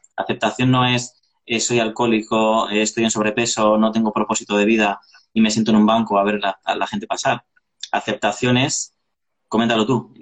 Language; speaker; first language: Spanish; native; Spanish